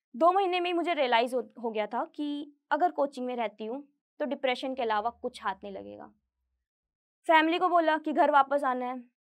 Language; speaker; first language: Hindi; native; Hindi